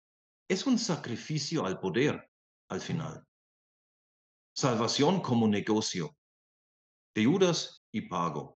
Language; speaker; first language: Spanish; non-native, fluent; German